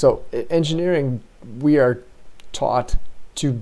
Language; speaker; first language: English; native; English